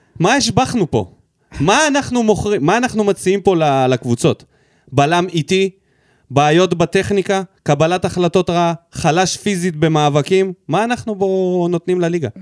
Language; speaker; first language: Hebrew; early bilingual, other home language; Russian